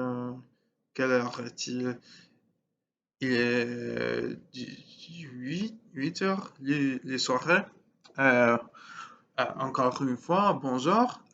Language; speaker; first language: French; non-native, learner; English